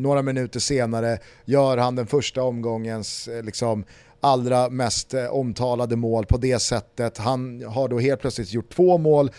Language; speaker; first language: Swedish; native; Swedish